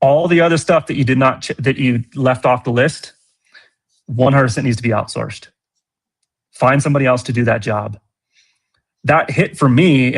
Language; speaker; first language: English; native; English